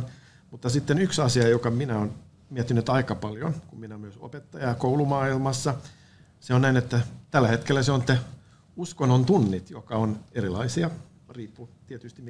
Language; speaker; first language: Finnish; non-native, fluent; Swedish